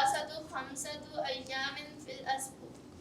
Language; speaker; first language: Arabic; non-native, learner; Urdu